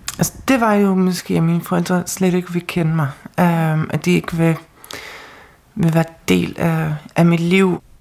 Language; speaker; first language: Danish; non-native, local second language; Faroese